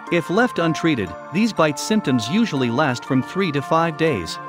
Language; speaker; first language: English; native; English